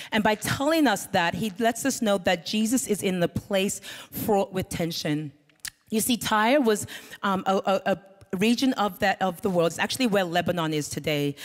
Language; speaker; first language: English; native; English